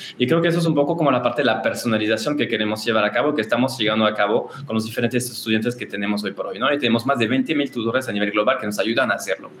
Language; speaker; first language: Spanish; non-native, fluent; French